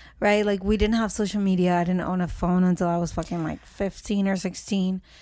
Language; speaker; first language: English; early bilingual, other home language; Spanish